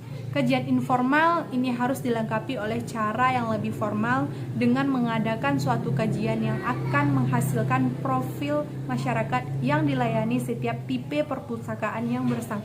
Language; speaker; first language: Indonesian; native; Indonesian